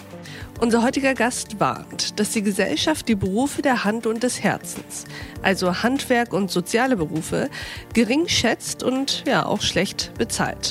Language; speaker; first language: German; native; German